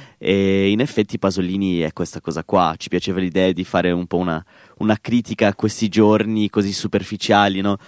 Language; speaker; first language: Italian; non-native, fluent; Portuguese